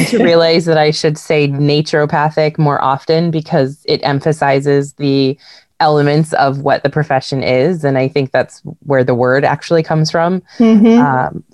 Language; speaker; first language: English; native; English